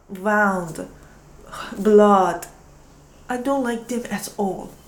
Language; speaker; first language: English; non-native, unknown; Persian